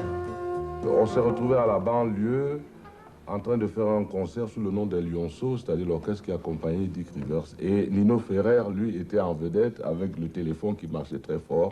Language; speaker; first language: French; non-native, local second language; Duala